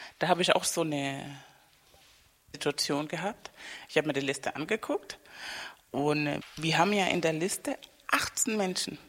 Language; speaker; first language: German; non-native, fluent; Spanish